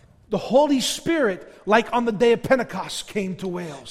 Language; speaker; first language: English; native; English